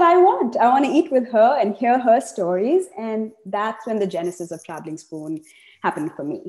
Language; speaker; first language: English; non-native, local second language; Tamil